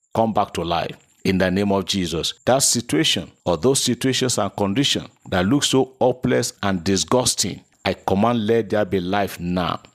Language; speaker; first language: English; non-native, local second language; Yoruba